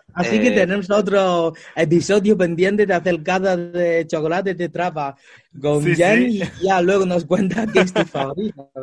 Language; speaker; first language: Spanish; non-native, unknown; Chinese